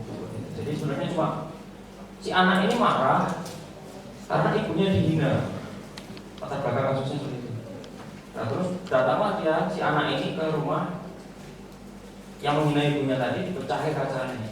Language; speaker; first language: Indonesian; native; Indonesian